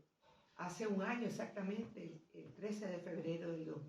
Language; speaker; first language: Spanish; native; Spanish